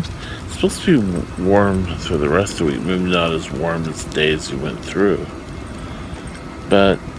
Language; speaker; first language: English; native; English